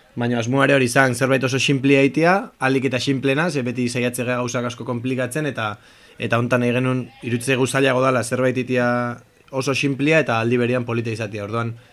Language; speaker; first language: Basque; native; Basque